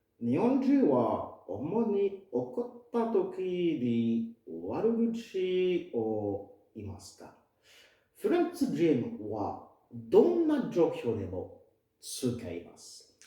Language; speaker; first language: Japanese; non-native, fluent; French